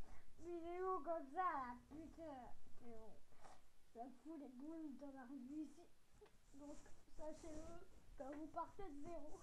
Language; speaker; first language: French; native; French